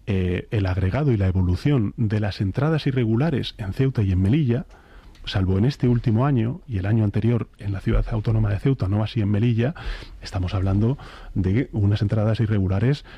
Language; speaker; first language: Spanish; native; Spanish